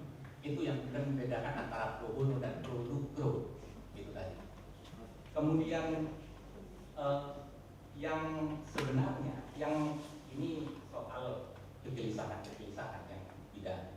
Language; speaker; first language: Indonesian; native; Indonesian